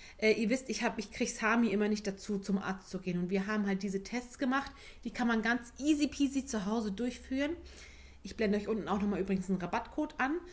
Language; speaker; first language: German; early bilingual, other home language; Turkish